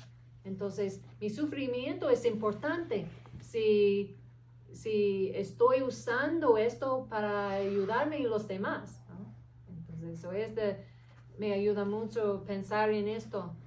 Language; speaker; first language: Spanish; non-native, fluent; English